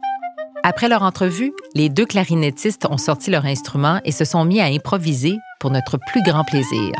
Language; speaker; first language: French; native; French